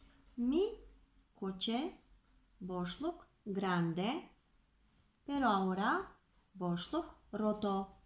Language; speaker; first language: Spanish; non-native, fluent; Turkish